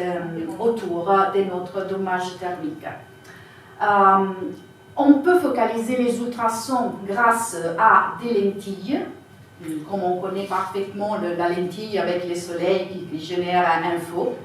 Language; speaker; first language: French; non-native, fluent; Italian